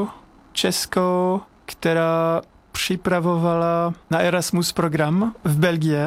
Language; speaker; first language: Czech; non-native, fluent; French